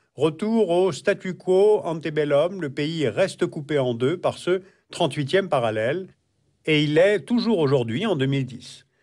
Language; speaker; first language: French; native; French